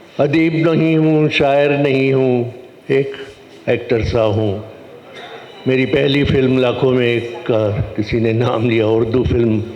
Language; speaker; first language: Urdu; non-native, local second language; Sindhi